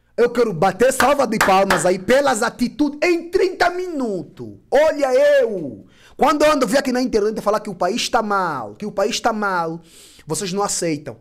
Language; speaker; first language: Portuguese; native; Portuguese